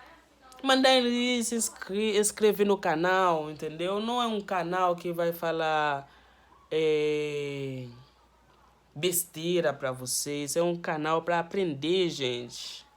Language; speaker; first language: Portuguese; non-native, learner; Haitian Creole